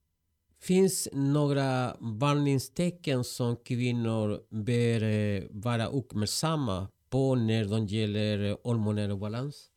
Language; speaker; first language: Swedish; non-native, fluent; Spanish